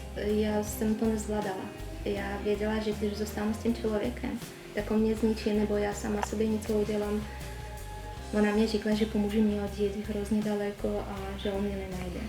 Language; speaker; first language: Czech; non-native, fluent; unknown